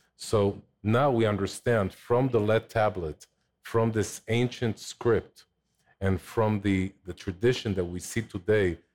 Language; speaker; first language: English; non-native, fluent; Hebrew